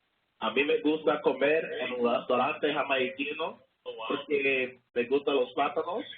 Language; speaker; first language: Spanish; non-native, learner; English